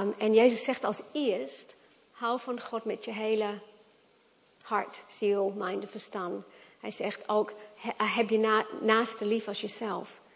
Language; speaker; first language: Dutch; non-native, fluent; English